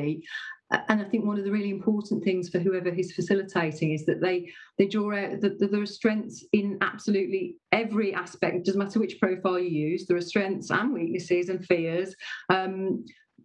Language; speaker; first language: English; native; English